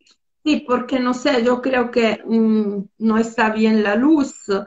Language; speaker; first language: Spanish; non-native, fluent; Italian